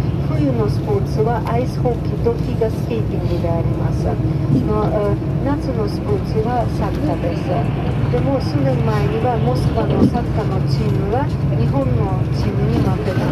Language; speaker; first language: Japanese; non-native, fluent; Russian